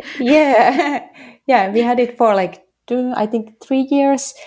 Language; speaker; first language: English; non-native, fluent; Finnish